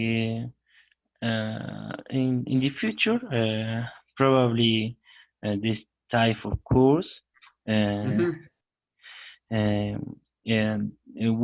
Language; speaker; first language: English; non-native, learner; Spanish